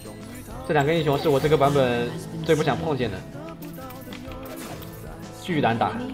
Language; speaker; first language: Chinese; native; Chinese